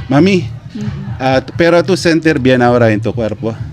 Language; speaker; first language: Spanish; non-native, learner; Pampanga